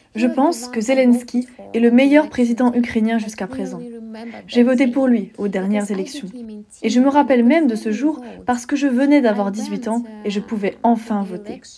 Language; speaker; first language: French; non-native, fluent; Ukrainian